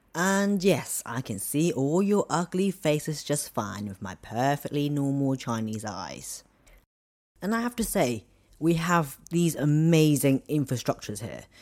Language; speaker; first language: English; non-native, local second language; Cantonese